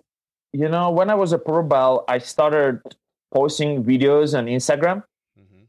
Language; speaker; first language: English; non-native, fluent; Ukrainian